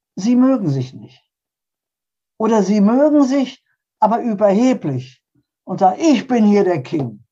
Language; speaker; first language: German; early bilingual, other home language; Polish